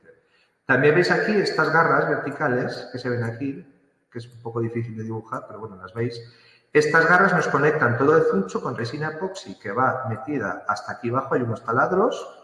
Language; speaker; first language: Spanish; native; Spanish